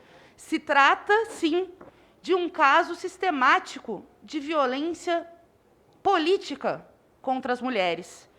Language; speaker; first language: Portuguese; native; Portuguese